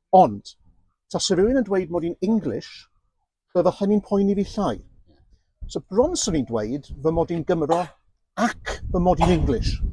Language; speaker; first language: Welsh; early bilingual, heritage; Welsh